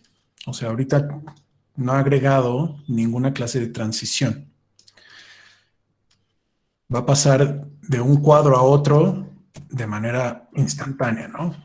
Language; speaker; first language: Spanish; native; Spanish